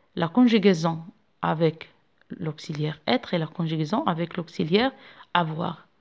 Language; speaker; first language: French; non-native, local second language; Arabic